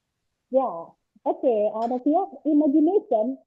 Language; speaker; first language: English; non-native, learner; Indonesian